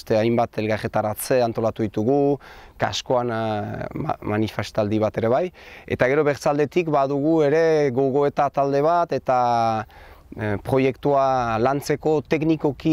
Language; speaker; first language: Basque; native; Basque